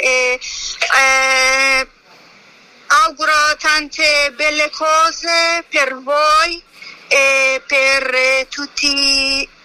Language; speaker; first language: Italian; non-native, fluent; Persian